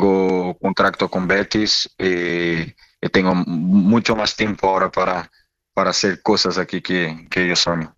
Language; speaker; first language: Spanish; non-native, learner; Portuguese